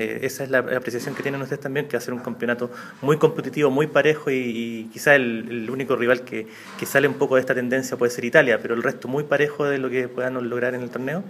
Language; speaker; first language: Spanish; native; Spanish